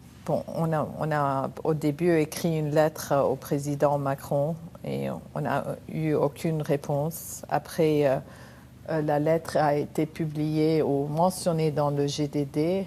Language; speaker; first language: French; non-native, local second language; Arabic